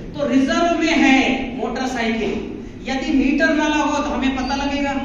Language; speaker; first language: Hindi; non-native, local second language; Marathi